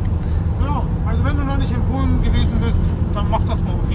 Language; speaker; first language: German; native; German